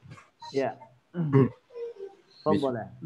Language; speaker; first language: Indonesian; native; Indonesian